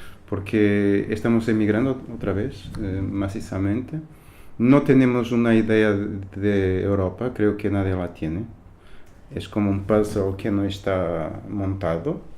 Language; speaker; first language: Spanish; non-native, fluent; Portuguese